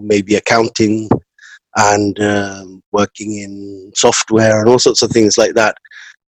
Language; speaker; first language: English; native; English